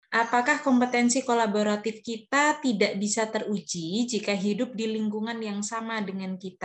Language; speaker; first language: Indonesian; native; Indonesian